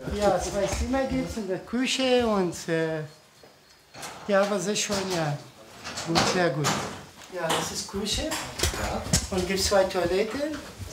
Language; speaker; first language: German; non-native, learner; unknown